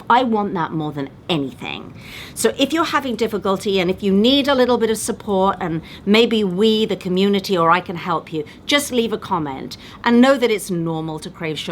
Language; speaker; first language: English; native; English